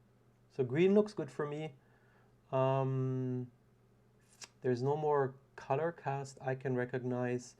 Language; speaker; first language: English; non-native, fluent; German